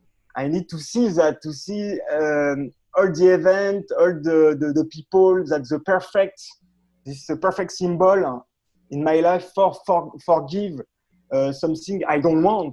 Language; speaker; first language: English; non-native, learner; French